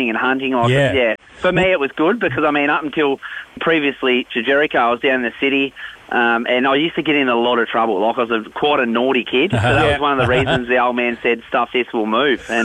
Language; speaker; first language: English; native; English